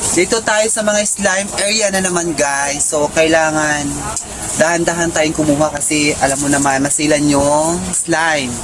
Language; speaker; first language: Filipino; non-native, local second language; Cebuano